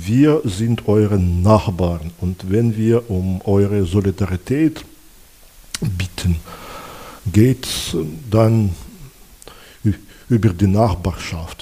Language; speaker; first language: German; non-native, fluent; Belarusian